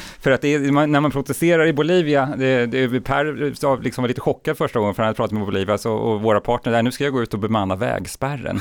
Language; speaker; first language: Swedish; native; Swedish